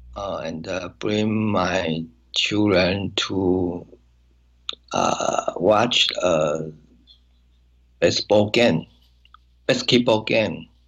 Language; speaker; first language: English; non-native, learner; Chinese